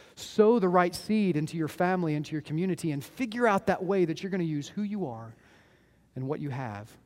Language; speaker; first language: English; native; English